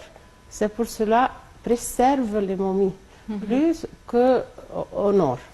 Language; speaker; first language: French; non-native, local second language; Arabic